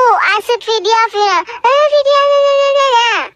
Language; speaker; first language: English; non-native, learner; Vietnamese